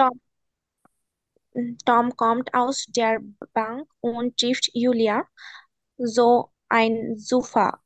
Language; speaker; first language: German; non-native, learner; Bangla